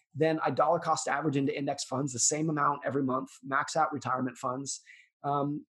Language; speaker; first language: English; native; English